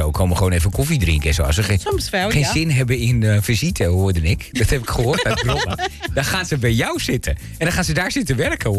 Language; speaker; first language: Dutch; native; Dutch